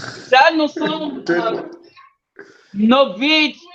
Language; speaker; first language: Portuguese; non-native, learner; English